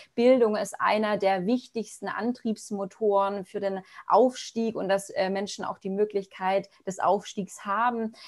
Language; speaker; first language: German; native; German